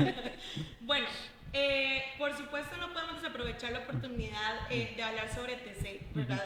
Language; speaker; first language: Spanish; native; Spanish